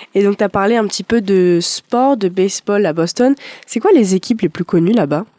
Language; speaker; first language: French; native; French